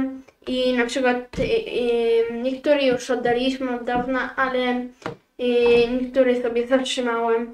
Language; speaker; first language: Polish; early bilingual, heritage; Polish